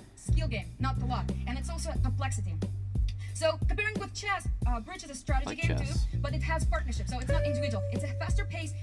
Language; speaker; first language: English; non-native, learner; Russian